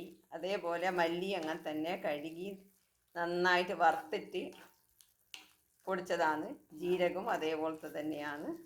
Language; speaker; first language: Malayalam; native; Malayalam